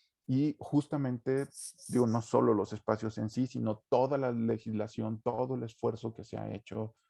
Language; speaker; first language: Spanish; native; Spanish